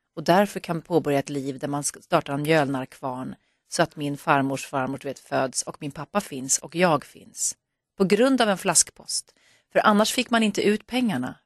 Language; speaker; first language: Swedish; native; Swedish